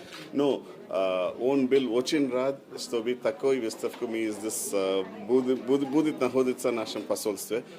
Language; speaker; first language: Russian; non-native, learner; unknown